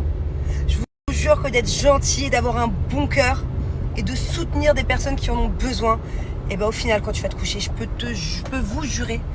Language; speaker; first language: French; native; French